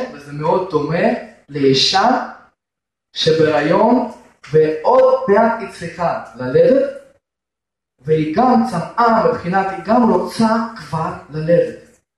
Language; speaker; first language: Hebrew; non-native, fluent; Russian